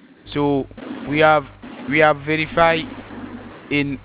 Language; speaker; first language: English; non-native, learner; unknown